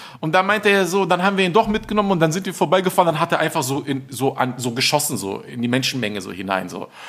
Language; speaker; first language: German; native; German